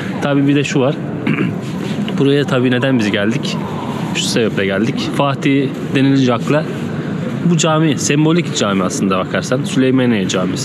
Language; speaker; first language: Turkish; native; Turkish